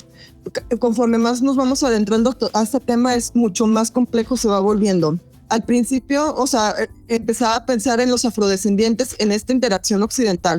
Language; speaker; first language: Spanish; native; Spanish